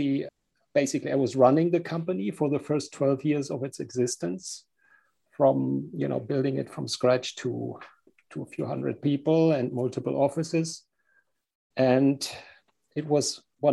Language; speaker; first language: English; non-native, fluent; German